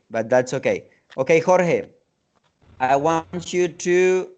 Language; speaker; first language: English; non-native, fluent; Spanish